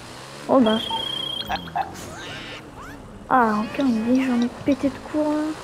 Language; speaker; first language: French; native; French